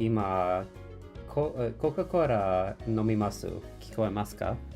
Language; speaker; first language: Japanese; non-native, learner; English